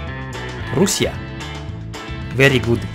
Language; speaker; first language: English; non-native, learner; Russian